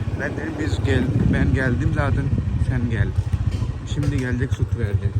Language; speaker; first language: Turkish; non-native, learner; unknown